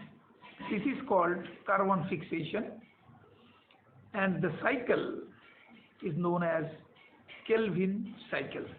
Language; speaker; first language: English; non-native, local second language; Bangla